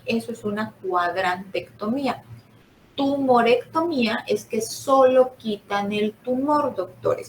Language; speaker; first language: Spanish; native; Spanish